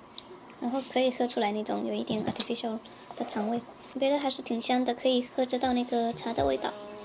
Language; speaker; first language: Chinese; early bilingual, heritage; Chinese